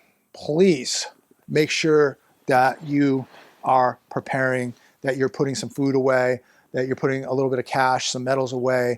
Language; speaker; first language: English; native; English